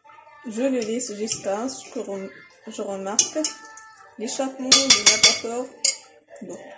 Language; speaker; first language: French; non-native, local second language; Arabic